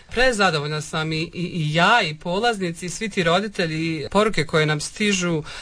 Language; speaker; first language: Croatian; native; Croatian